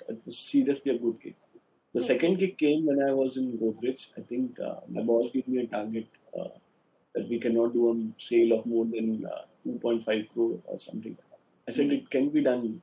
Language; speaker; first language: English; non-native, local second language; Hindi